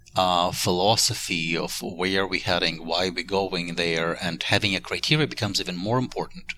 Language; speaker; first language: English; non-native, fluent; Ukrainian